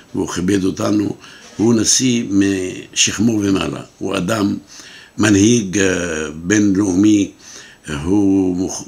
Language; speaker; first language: Hebrew; non-native, local second language; Arabic